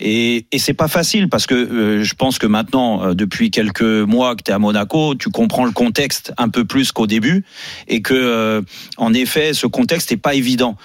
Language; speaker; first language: French; native; French